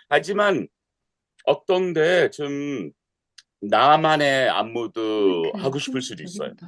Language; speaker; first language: Korean; non-native, learner; English